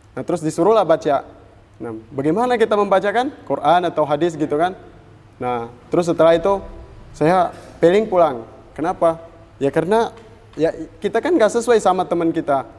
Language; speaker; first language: Indonesian; non-native, fluent; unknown